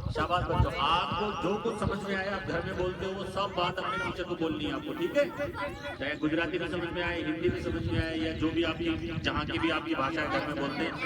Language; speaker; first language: Hindi; native; Hindi